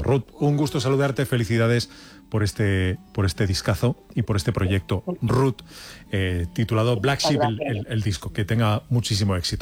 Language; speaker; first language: Spanish; native; Spanish